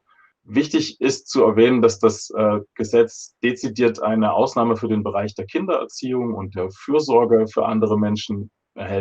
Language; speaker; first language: German; native; German